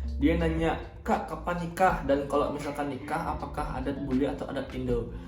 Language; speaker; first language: Indonesian; native; Indonesian